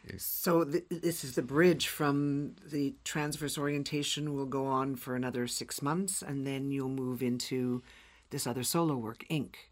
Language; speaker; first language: English; native; English